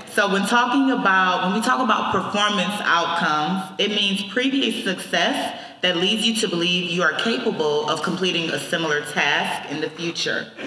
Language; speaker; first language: English; native; English